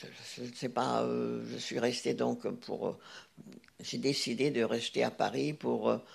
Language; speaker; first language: French; non-native, fluent; Hungarian